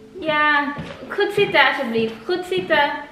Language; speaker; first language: Dutch; non-native, learner; Filipino